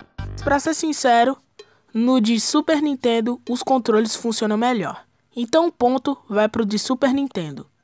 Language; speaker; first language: Portuguese; native; Portuguese